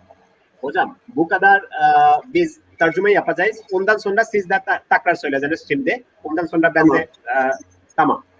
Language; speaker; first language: Turkish; non-native, learner; Bangla